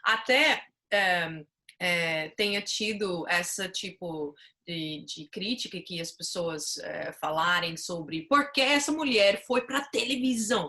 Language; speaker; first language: Portuguese; non-native, fluent; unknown